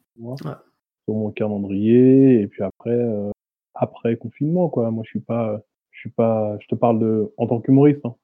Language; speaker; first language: French; early bilingual, other home language; Wolof